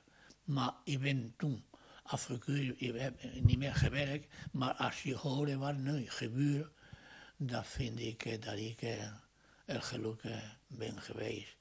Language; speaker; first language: Dutch; non-native, learner; Spanish